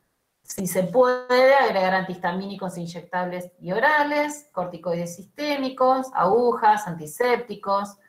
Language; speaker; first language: Spanish; native; Spanish